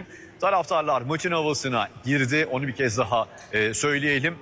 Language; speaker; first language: Turkish; native; Turkish